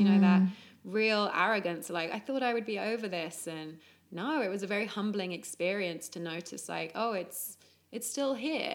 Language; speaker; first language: English; native; English